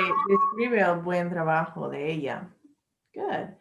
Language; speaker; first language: Spanish; non-native, learner; English